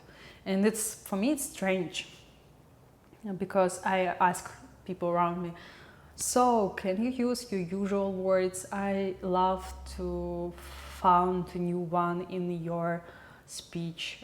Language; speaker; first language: English; non-native, learner; Russian